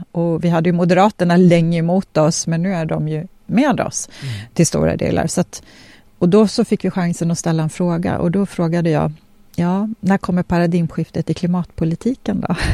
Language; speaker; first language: Swedish; early bilingual, other home language; Polish